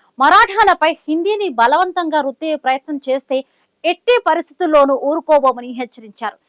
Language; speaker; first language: Telugu; native; Telugu